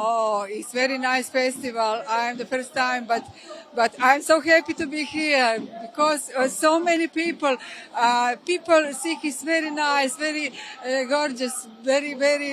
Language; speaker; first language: English; non-native, learner; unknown